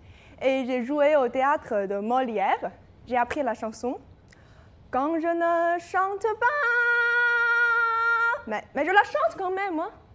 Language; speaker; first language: French; non-native, fluent; Chinese